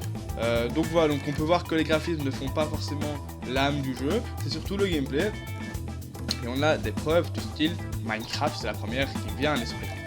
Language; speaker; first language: French; native; French